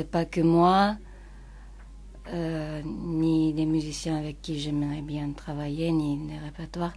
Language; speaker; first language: French; non-native, fluent; Japanese